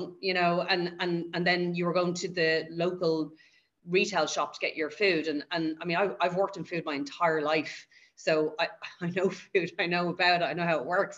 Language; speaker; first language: English; native; English